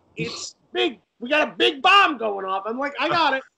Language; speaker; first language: English; native; English